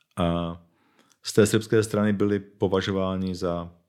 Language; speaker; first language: Czech; native; Czech